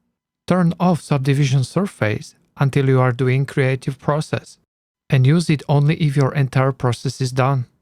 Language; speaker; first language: English; non-native, learner; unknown